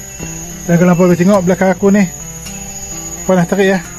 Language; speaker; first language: Malay; native; Malay